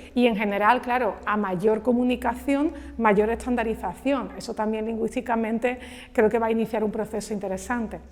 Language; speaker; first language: Spanish; native; Spanish